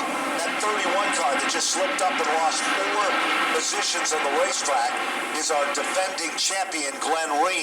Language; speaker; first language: English; native; English